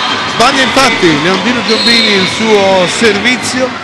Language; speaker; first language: Italian; native; Italian